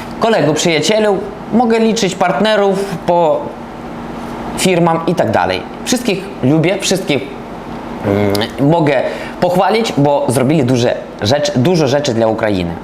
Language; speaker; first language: Polish; non-native, learner; Ukrainian